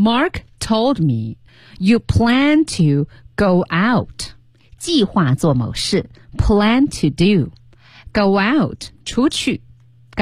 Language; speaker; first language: English; non-native, fluent; Chinese